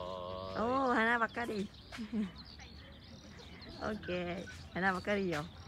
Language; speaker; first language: Japanese; non-native, learner; Vietnamese